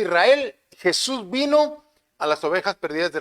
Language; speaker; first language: Spanish; native; Spanish